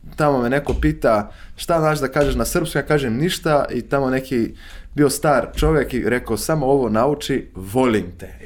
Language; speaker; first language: Serbian; non-native, fluent; Portuguese